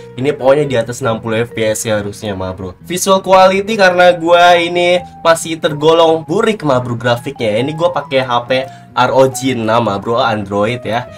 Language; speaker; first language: Indonesian; native; Indonesian